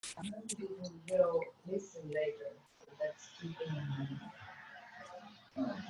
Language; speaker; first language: English; non-native, fluent; Japanese